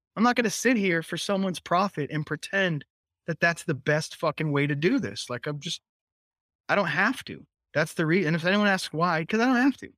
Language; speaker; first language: English; native; English